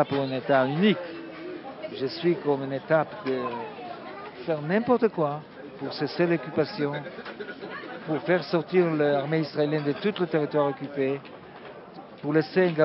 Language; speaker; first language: French; non-native, fluent; Hebrew